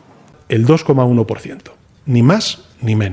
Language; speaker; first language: Spanish; native; Spanish